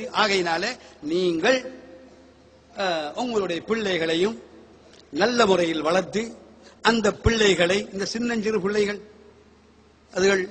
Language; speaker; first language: Tamil; native; Tamil